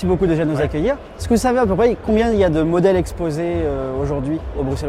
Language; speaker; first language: French; native; French